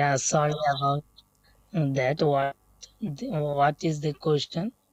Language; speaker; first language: English; non-native, learner; Bangla